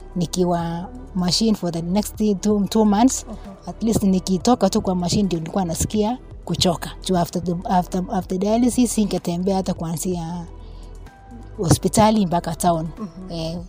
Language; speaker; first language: Swahili; non-native, local second language; Kalenjin